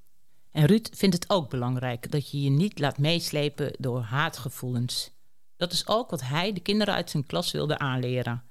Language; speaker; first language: Dutch; native; Dutch